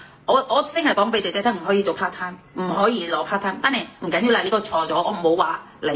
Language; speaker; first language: Cantonese; non-native, fluent; Indonesian